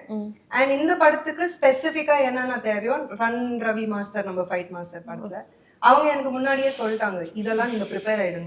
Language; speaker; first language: Tamil; non-native, local second language; Hindi